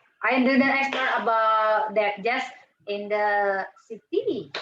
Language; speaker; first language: English; non-native, learner; Indonesian